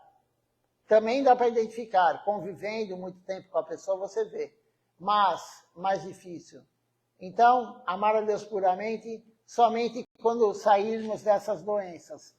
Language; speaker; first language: Portuguese; native; Portuguese